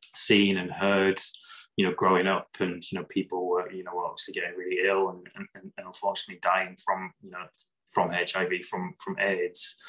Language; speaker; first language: English; native; English